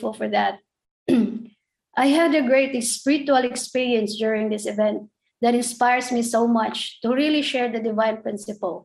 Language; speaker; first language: English; non-native, local second language; Cebuano